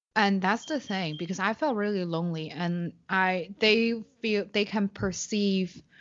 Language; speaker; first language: English; non-native, fluent; Chinese